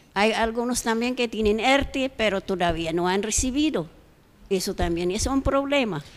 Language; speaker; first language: Spanish; non-native, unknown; Filipino